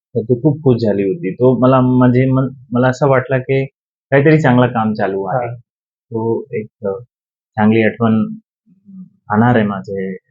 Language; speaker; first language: Marathi; non-native, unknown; Urdu